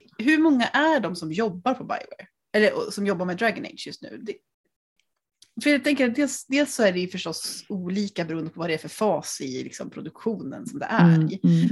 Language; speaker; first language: Swedish; native; Swedish